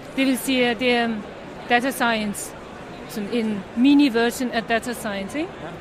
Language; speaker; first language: Danish; non-native, fluent; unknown